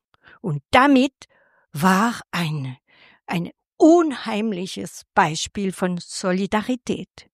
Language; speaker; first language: German; non-native, fluent; French